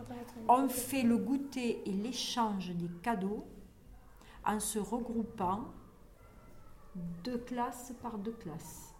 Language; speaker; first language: French; native; French